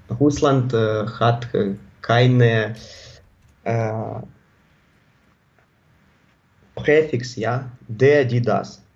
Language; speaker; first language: German; non-native, learner; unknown